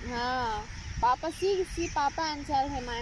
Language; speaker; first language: Hindi; non-native, learner; Arabic